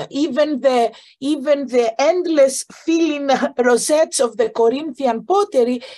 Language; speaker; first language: English; non-native, fluent; Greek